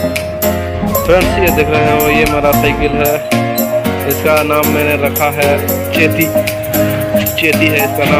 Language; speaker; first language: Hindi; non-native, local second language; Odia